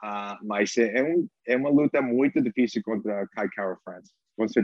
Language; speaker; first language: Portuguese; non-native, fluent; English